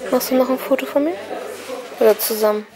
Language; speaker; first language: German; native; German